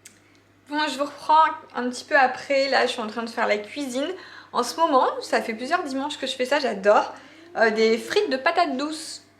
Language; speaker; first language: French; native; French